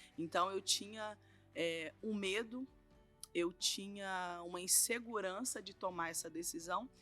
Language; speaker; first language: Portuguese; native; Portuguese